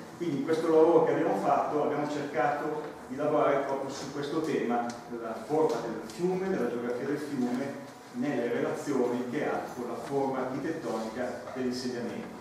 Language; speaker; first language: Italian; native; Italian